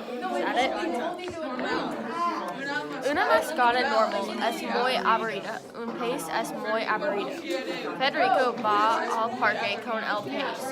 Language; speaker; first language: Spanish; non-native, learner; English